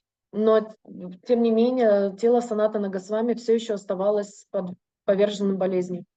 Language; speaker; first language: Russian; native; Russian